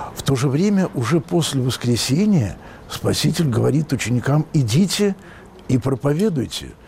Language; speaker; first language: Russian; native; Russian